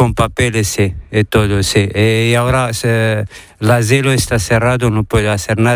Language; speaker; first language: Spanish; non-native, learner; Arabic